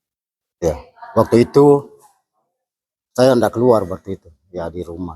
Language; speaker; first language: Indonesian; non-native, local second language; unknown